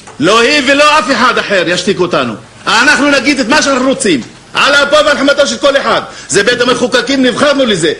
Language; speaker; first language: Hebrew; non-native, local second language; Arabic